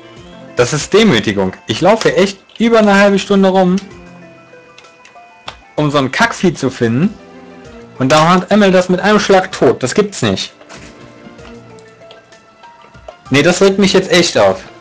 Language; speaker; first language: German; native; German